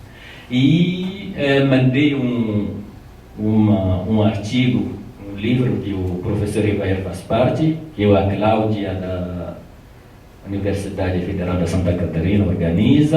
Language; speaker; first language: Portuguese; non-native, fluent; Tamasheq